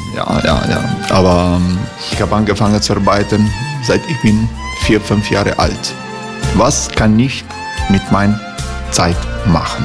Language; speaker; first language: German; non-native, fluent; Croatian